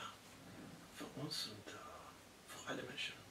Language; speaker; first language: German; non-native, learner; Arabic